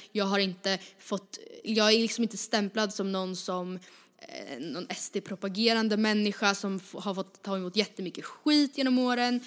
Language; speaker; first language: Swedish; native; Swedish